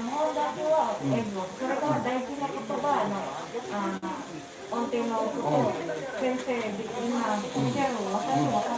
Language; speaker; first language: Japanese; non-native, learner; Filipino